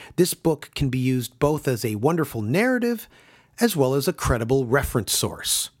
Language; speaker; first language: English; native; English